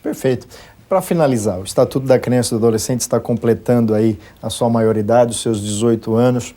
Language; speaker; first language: Portuguese; native; Portuguese